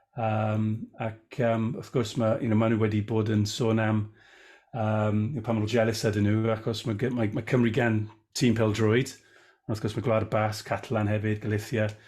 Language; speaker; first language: Welsh; non-native, local second language; English